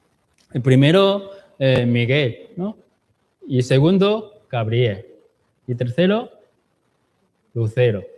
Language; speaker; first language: Spanish; non-native, fluent; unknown